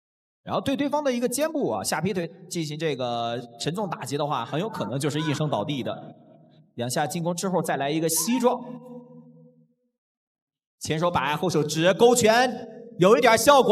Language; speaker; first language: Chinese; native; Chinese